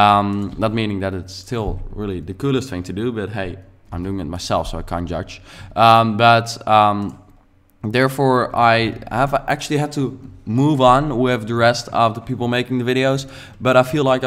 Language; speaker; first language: English; non-native, fluent; Dutch